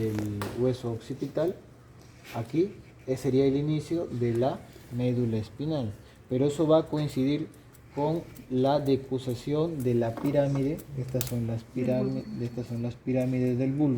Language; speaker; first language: Spanish; native; Spanish